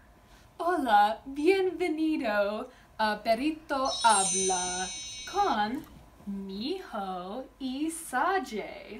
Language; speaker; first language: Spanish; non-native, learner; English